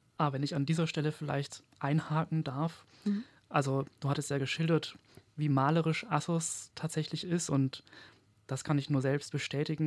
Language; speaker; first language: German; native; German